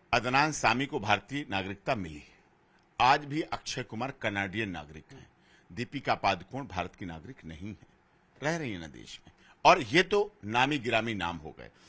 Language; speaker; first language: Hindi; native; Hindi